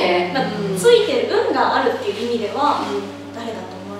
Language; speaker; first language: Japanese; native; Japanese